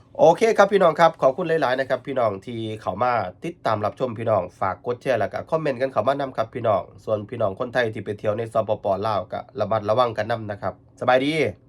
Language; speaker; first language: Thai; native; Thai